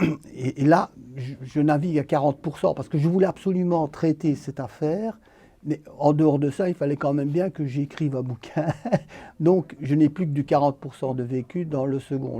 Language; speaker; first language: French; native; French